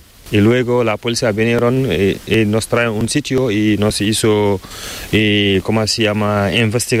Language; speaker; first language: Spanish; non-native, learner; Fula